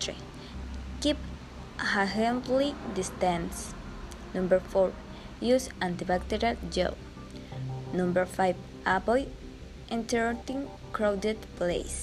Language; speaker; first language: English; non-native, learner; Spanish